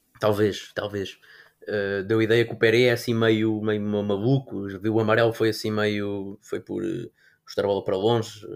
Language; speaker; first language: Portuguese; native; Portuguese